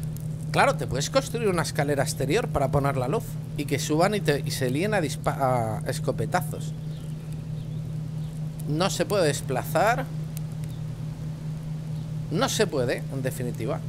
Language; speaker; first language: Spanish; native; Spanish